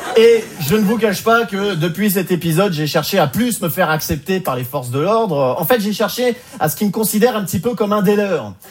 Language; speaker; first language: French; native; French